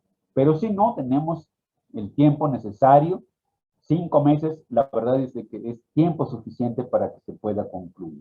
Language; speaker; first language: Spanish; native; Spanish